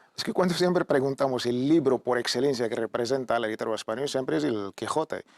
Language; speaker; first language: Spanish; non-native, fluent; Arabic